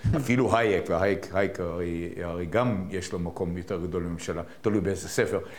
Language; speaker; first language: Hebrew; native; Hebrew